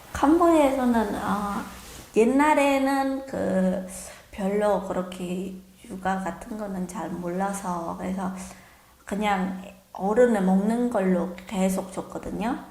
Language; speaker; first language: Korean; non-native, fluent; Khmer